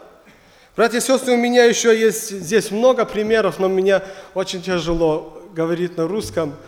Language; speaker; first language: Russian; non-native, learner; German